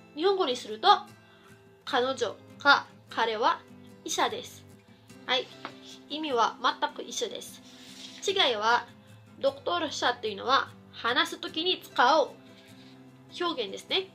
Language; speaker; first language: Japanese; non-native, fluent; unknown